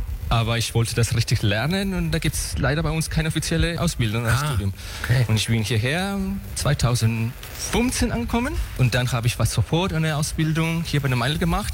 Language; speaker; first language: German; non-native, fluent; Spanish